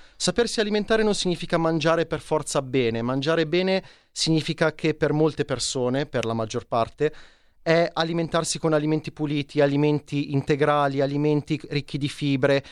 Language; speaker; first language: Italian; native; Italian